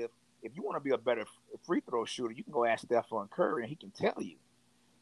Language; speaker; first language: English; native; English